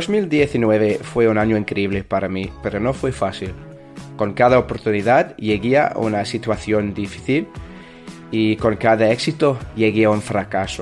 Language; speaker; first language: Spanish; non-native, learner; English